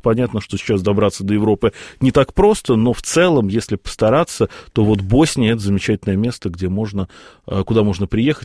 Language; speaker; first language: Russian; native; Russian